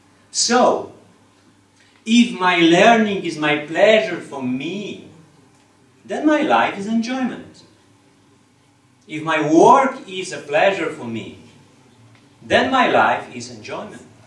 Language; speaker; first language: English; non-native, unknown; Polish